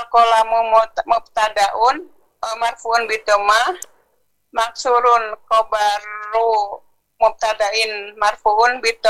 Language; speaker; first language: Arabic; non-native, learner; Indonesian